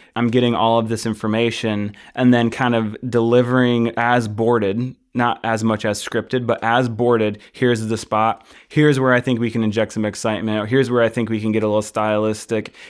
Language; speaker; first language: English; native; English